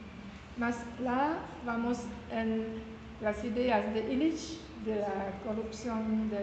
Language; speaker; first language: Spanish; non-native, learner; French